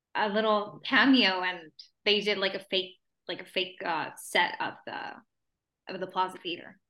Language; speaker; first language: English; early bilingual, other home language; Spanish